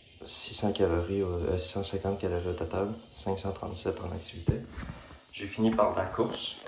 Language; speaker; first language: French; native; French